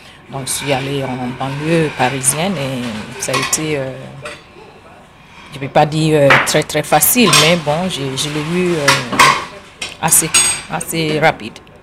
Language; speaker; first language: French; non-native, fluent; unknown